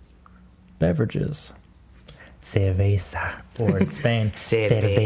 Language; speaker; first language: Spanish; non-native, learner; English